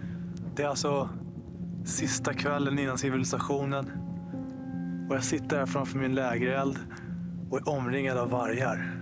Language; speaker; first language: Swedish; native; Swedish